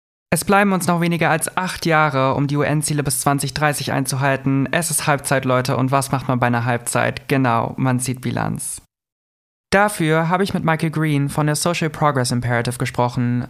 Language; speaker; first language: German; native; German